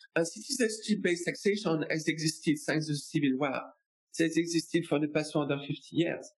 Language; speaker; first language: English; non-native, fluent; French